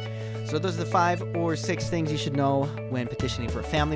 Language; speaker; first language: English; native; English